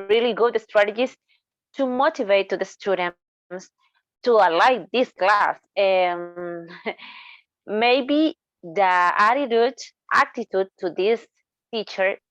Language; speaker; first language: English; non-native, learner; Spanish